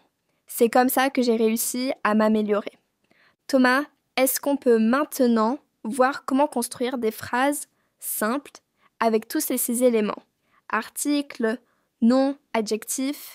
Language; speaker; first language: French; non-native, fluent; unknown